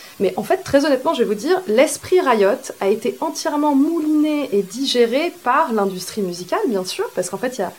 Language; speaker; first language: French; native; French